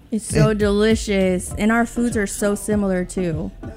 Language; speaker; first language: English; early bilingual, other home language; Spanish